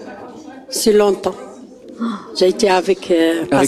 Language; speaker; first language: French; non-native, learner; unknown